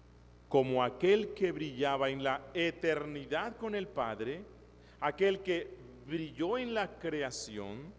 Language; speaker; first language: Spanish; native; Spanish